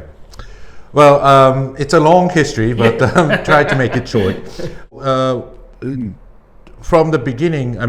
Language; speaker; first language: English; non-native, fluent; Japanese